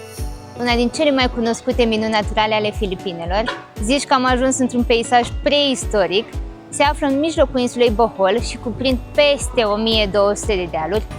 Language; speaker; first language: Romanian; native; Romanian